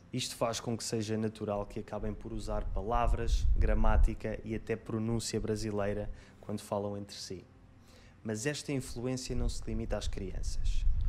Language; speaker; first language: Portuguese; native; Portuguese